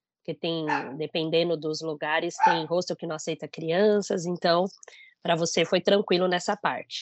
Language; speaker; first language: Portuguese; native; Portuguese